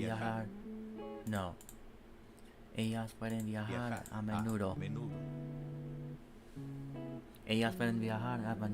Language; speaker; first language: Spanish; non-native, learner; English